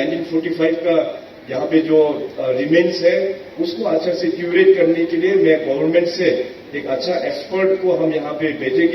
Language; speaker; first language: Hindi; non-native, local second language; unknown